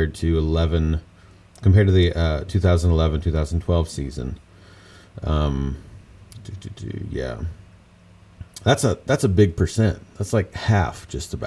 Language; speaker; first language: English; native; English